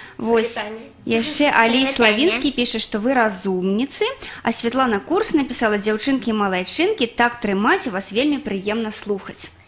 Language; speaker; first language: Belarusian; non-native, local second language; Russian